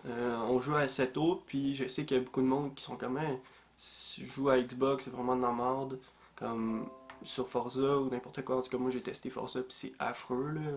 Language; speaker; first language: French; native; French